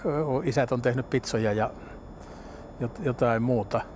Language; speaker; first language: Finnish; native; Finnish